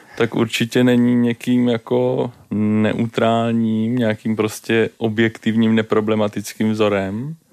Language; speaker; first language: Czech; native; Czech